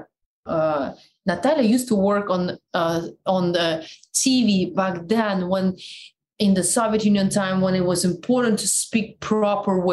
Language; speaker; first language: English; non-native, fluent; Russian